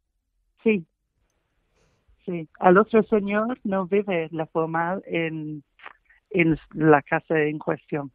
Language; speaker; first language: Spanish; non-native, fluent; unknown